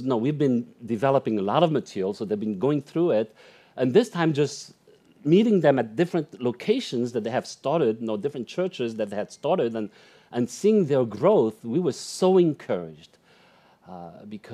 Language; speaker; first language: English; non-native, fluent; French